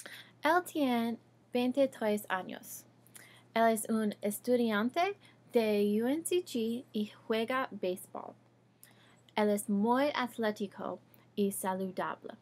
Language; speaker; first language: Spanish; non-native, learner; English